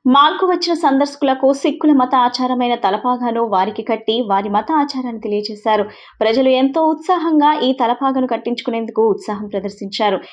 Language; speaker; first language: Telugu; native; Telugu